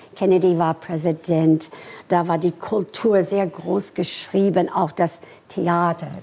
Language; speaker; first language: German; non-native, fluent; English